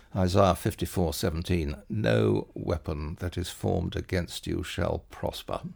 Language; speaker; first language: English; native; English